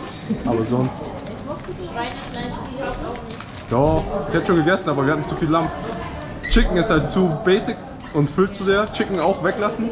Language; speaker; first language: German; native; German